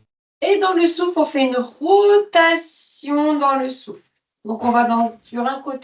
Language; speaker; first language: French; native; French